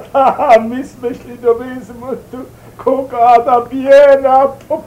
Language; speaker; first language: Czech; early bilingual, heritage; Czech